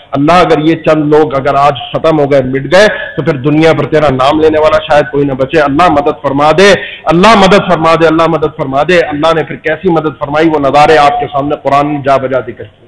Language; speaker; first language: Urdu; native; Urdu